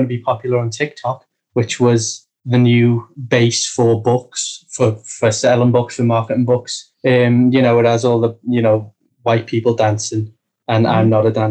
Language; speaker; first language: English; native; English